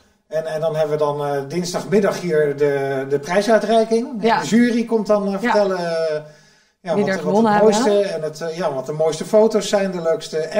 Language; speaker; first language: Dutch; native; Dutch